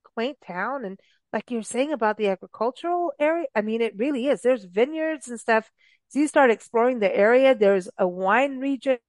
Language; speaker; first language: English; native; English